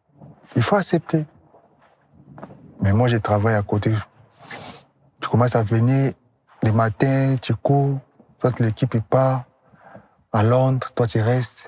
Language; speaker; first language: French; non-native, local second language; Lingala